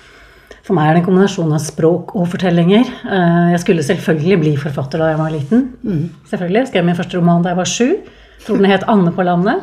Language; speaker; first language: Norwegian; native; Norwegian